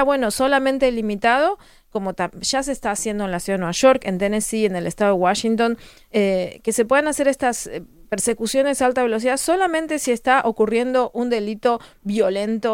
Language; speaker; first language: Spanish; native; Spanish